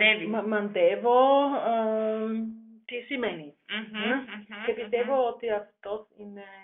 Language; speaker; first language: Greek; non-native, learner; German